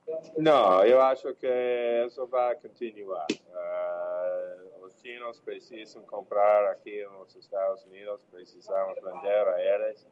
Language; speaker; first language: Portuguese; non-native, learner; English